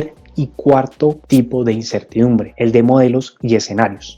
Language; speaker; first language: Spanish; native; Spanish